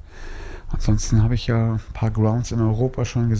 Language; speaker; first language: German; native; German